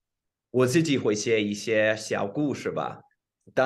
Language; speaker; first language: Chinese; non-native, fluent; English